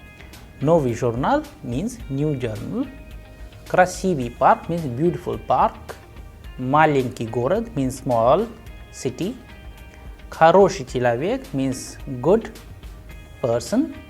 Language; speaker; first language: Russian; non-native, fluent; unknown